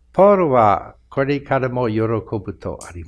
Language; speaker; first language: Japanese; non-native, fluent; English